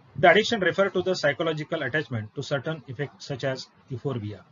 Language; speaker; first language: English; non-native, local second language; Marathi